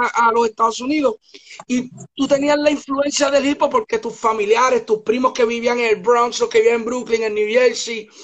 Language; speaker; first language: Spanish; native; Spanish